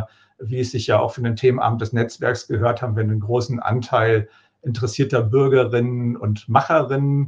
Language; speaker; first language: German; native; German